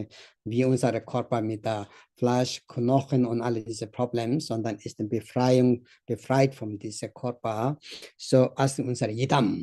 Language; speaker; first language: German; non-native, learner; Tibetan